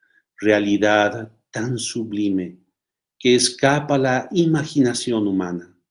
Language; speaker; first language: Spanish; native; Spanish